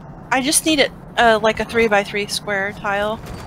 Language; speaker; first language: English; native; English